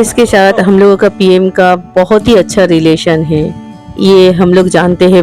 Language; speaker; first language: Hindi; non-native, local second language; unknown